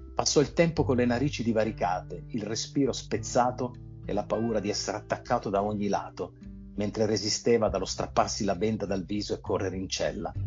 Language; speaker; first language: Italian; native; Italian